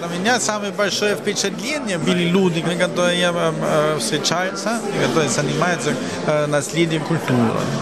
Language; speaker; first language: Russian; non-native, fluent; German